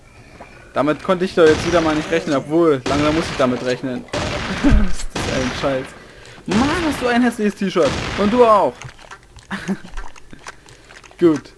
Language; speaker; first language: German; native; German